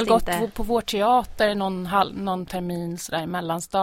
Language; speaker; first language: Swedish; native; Swedish